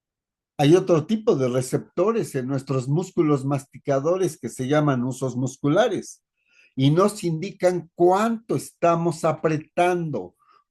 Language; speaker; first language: Spanish; native; Spanish